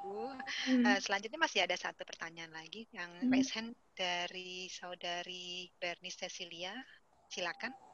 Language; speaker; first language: Indonesian; native; Indonesian